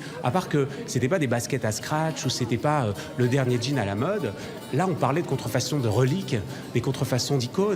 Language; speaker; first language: French; native; French